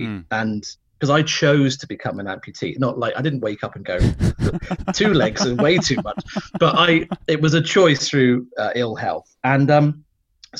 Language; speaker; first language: English; native; English